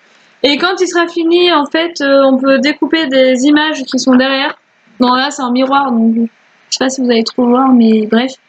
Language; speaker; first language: French; native; French